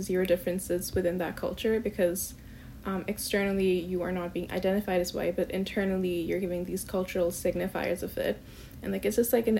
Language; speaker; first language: English; non-native, local second language; Urdu